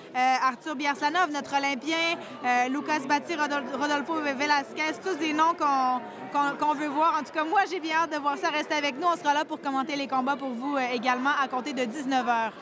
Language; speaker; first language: French; native; French